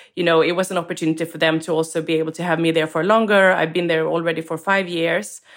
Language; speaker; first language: English; non-native, fluent; Swedish